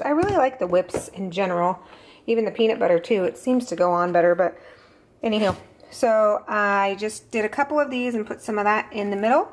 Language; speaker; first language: English; native; English